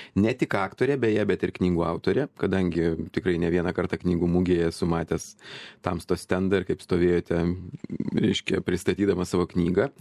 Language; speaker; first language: Lithuanian; native; Lithuanian